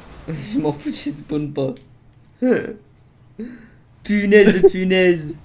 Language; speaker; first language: French; native; French